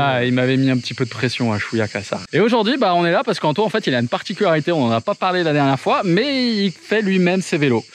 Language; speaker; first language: French; native; French